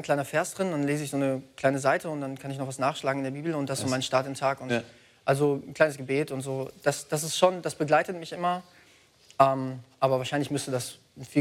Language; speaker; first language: German; native; German